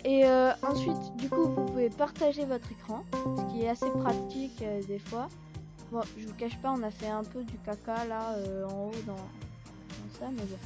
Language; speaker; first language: French; native; French